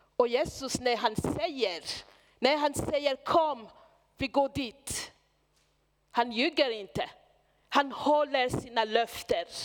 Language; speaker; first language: Swedish; non-native, fluent; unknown